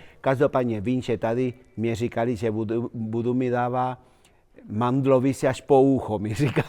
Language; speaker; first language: Czech; non-native, fluent; Spanish